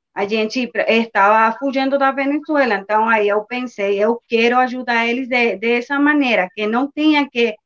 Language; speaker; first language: Portuguese; non-native, learner; Spanish